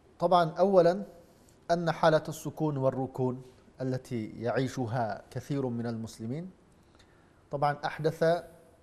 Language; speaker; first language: Arabic; non-native, fluent; Uyghur